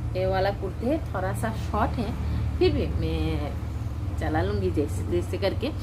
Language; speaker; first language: Hindi; non-native, local second language; Kok Borok